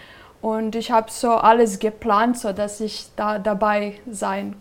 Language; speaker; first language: German; non-native, fluent; Serbian